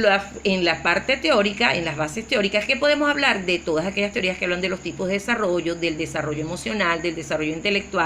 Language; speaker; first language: Spanish; native; Spanish